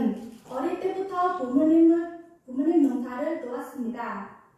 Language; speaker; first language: Korean; non-native, fluent; Khmer